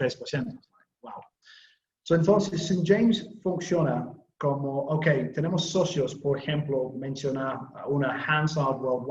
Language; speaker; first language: Spanish; non-native, learner; English